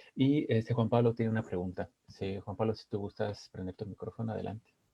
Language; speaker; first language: Spanish; native; Spanish